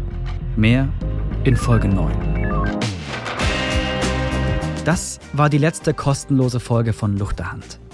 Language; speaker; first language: German; native; German